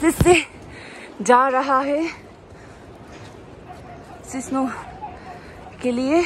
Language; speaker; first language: Hindi; non-native, local second language; Nepali